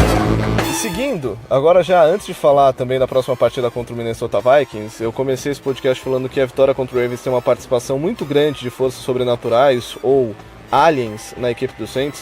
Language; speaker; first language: Portuguese; native; Portuguese